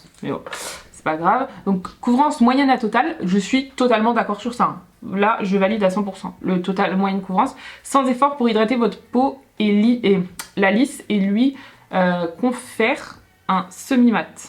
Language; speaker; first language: French; native; French